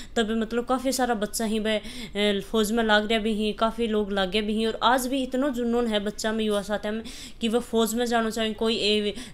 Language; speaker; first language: Hindi; native; Hindi